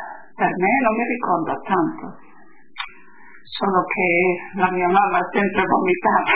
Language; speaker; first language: Italian; early bilingual, heritage; Italian